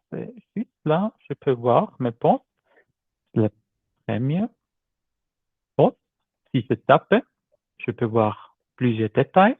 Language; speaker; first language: French; non-native, learner; German